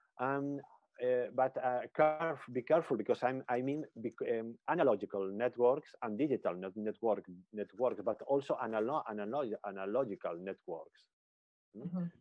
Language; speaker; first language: English; non-native, learner; Spanish